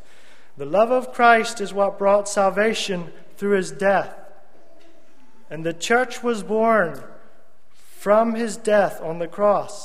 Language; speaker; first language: English; native; English